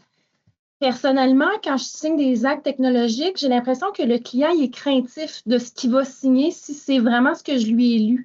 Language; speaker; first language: French; native; French